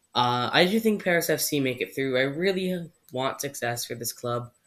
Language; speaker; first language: English; native; English